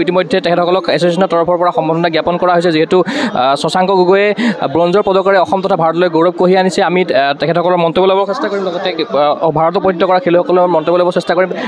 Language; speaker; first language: Assamese; native; Assamese